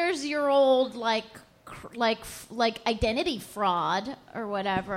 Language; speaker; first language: English; native; English